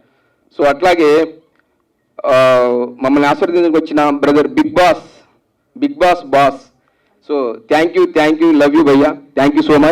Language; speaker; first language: Telugu; native; Telugu